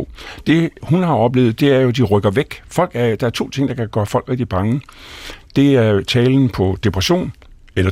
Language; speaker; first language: Danish; native; Danish